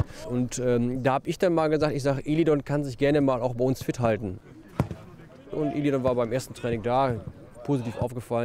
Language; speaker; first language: German; native; German